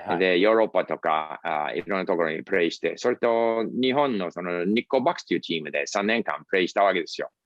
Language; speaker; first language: Japanese; non-native, fluent; English